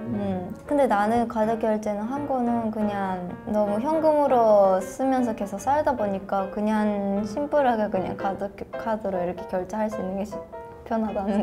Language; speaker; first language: Korean; non-native, fluent; Japanese